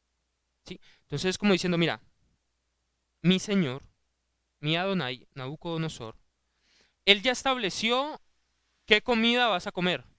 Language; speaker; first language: Spanish; native; Spanish